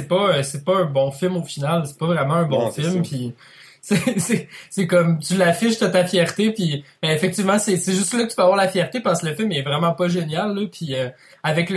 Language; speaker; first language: French; native; French